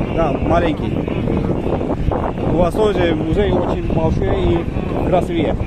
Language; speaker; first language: Russian; non-native, learner; Turkish